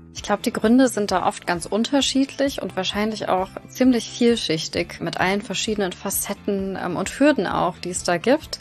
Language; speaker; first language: German; native; German